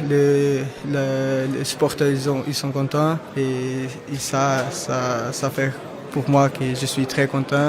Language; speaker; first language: French; non-native, fluent; Portuguese